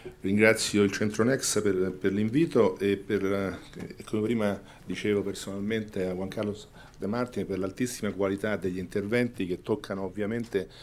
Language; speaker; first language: Italian; native; Italian